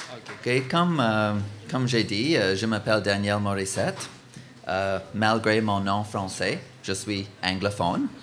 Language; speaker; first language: French; non-native, local second language; English